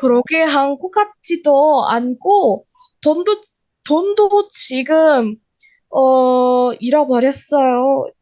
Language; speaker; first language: Korean; non-native, learner; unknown